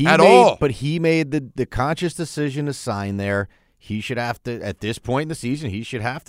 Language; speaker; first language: English; native; English